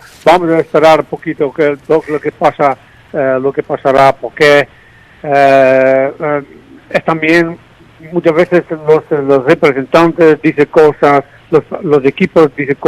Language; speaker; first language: Spanish; non-native, fluent; Dutch